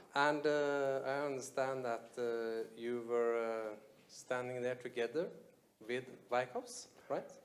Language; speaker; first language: English; non-native, fluent; Norwegian